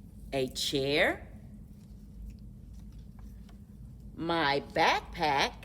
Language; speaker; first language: English; native; English